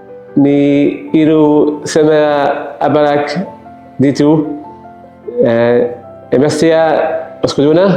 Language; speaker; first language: Basque; non-native, learner; Persian